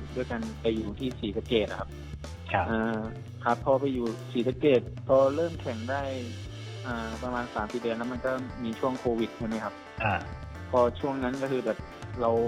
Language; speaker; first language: Thai; native; Thai